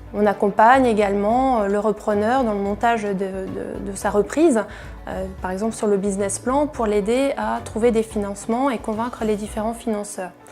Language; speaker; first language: French; native; French